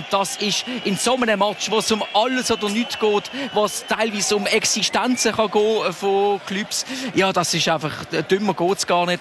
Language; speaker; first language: German; native; German